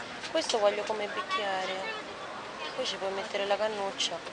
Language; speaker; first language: Italian; non-native, fluent; Filipino